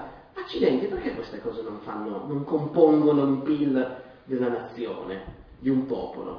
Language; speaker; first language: Italian; native; Italian